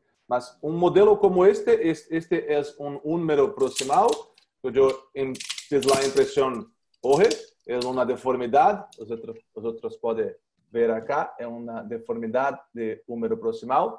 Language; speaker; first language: Spanish; non-native, learner; Portuguese